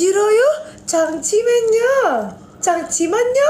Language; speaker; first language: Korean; non-native, learner; Indonesian